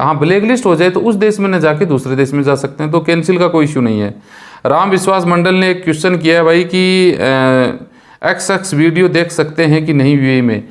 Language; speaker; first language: Hindi; native; Hindi